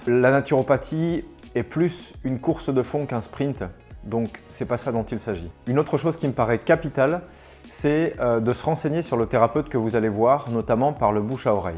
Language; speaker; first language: French; native; French